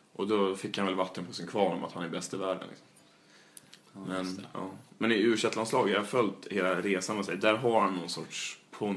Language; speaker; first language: Swedish; native; Swedish